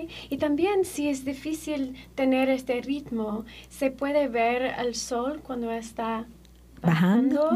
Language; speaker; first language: Spanish; non-native, fluent; English